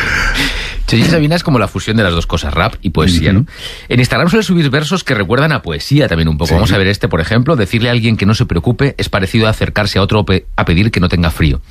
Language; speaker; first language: Spanish; native; Spanish